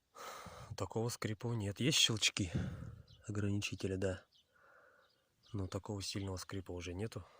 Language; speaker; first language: Russian; native; Russian